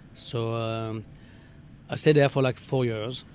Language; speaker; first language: English; non-native, fluent; French